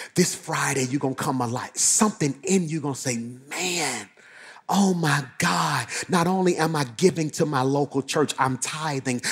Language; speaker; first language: English; native; English